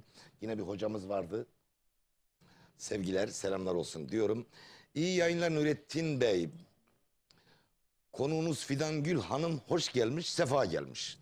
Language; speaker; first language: Turkish; native; Turkish